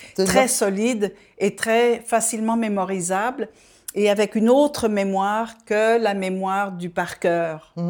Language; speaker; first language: French; non-native, fluent; Dutch